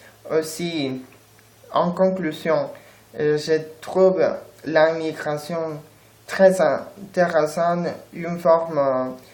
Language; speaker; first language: French; non-native, learner; Spanish